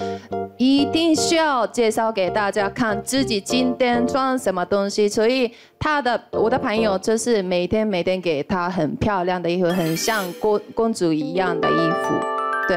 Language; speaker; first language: Chinese; non-native, fluent; Japanese